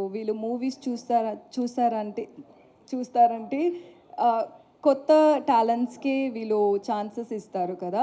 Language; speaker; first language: Telugu; non-native, learner; Tamil